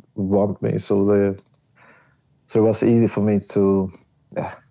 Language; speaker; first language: English; non-native, learner; Swedish